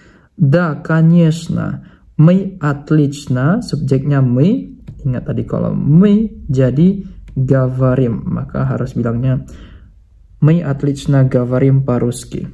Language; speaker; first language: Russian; non-native, fluent; Indonesian